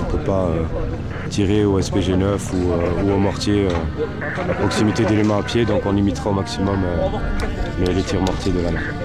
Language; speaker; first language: French; native; French